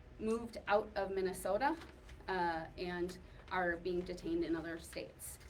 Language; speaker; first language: English; native; English